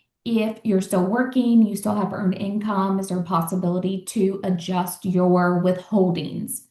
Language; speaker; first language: English; native; English